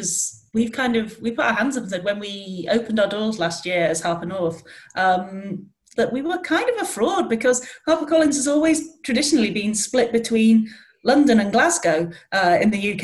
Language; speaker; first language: English; native; English